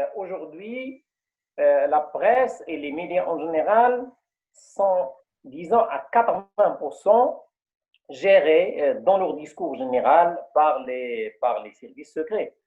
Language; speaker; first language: French; non-native, local second language; Arabic